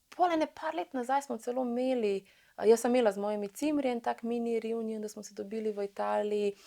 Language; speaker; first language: Slovenian; early bilingual, other home language; Bosnian